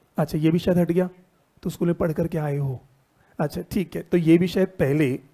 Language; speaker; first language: Hindi; native; Hindi